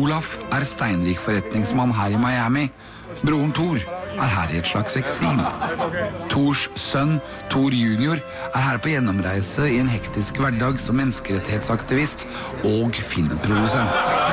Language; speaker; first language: Norwegian; native; Norwegian